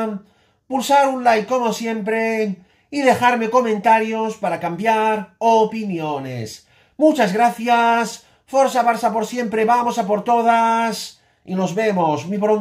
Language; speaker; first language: Spanish; native; Spanish